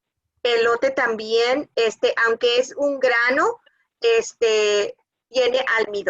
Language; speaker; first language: Spanish; early bilingual, other home language; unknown